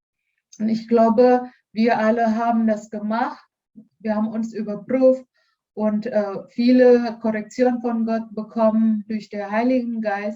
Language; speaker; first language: German; non-native, learner; Indonesian